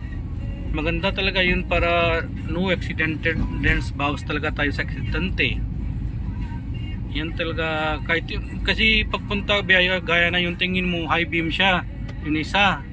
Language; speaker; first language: Filipino; non-native, learner; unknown